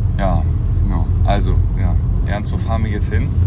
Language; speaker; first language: German; native; German